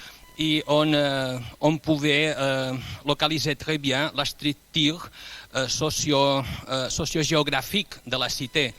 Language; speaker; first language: French; non-native, fluent; Spanish